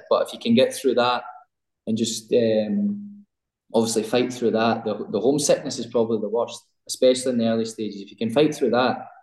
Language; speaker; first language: English; native; English